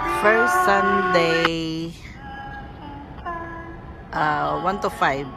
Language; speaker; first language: English; non-native, learner; Filipino